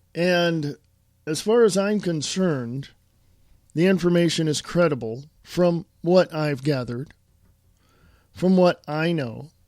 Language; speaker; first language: English; native; English